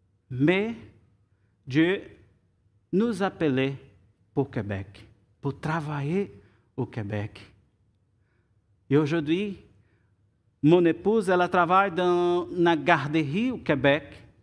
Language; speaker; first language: French; non-native, learner; Portuguese